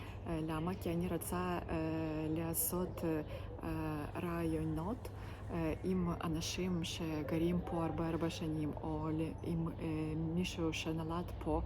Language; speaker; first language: Hebrew; non-native, learner; Ukrainian